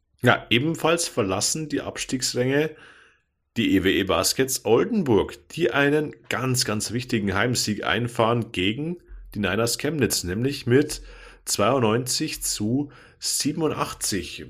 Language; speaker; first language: German; native; German